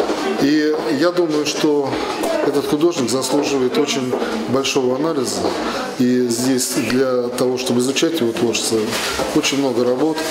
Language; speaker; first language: Russian; native; Russian